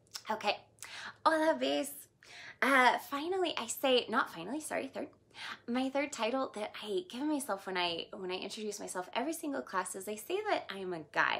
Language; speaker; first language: English; native; English